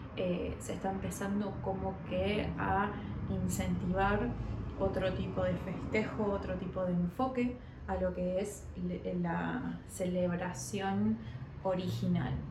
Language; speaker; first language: Spanish; early bilingual, heritage; Spanish